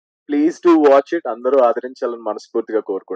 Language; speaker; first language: Telugu; native; Telugu